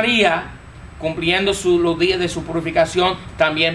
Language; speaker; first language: Spanish; non-native, fluent; English